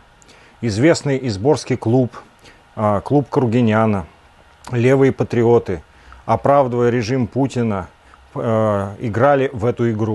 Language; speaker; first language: Russian; native; Russian